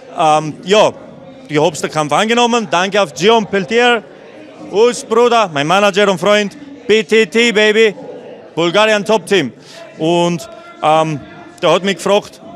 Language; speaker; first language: German; non-native, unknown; Albanian